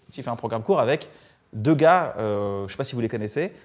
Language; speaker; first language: French; native; French